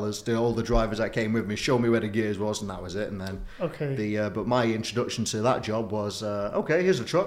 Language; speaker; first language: English; native; English